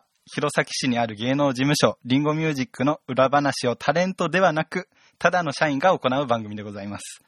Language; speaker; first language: Japanese; native; Japanese